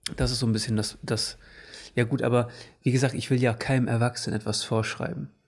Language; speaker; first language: German; early bilingual, other home language; Portuguese